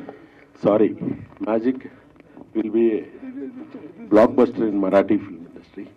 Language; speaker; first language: Telugu; native; Telugu